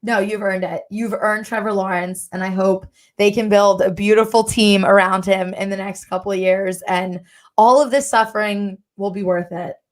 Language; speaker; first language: English; native; English